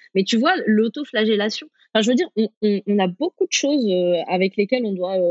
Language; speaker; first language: French; early bilingual, other home language; Arabic